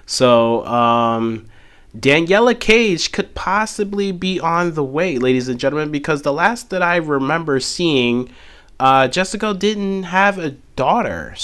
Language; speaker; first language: English; native; English